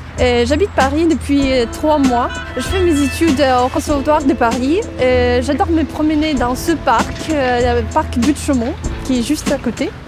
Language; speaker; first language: French; non-native, fluent; Russian